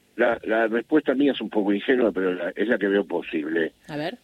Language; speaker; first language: Spanish; native; Spanish